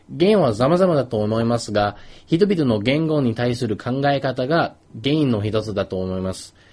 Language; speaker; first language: Japanese; non-native, fluent; English